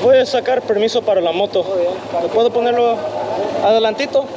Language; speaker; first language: Spanish; non-native, learner; English